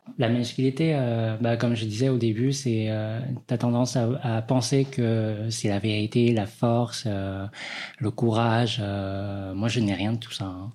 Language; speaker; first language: French; early bilingual, other home language; Vietnamese